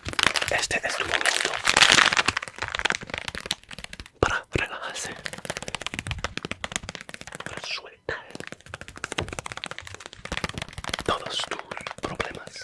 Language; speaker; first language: Spanish; non-native, fluent; English